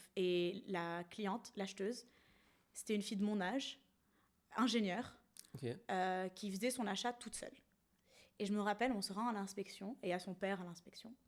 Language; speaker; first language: French; non-native, local second language; Arabic